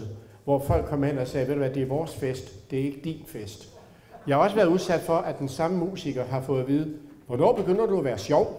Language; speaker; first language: Danish; native; Danish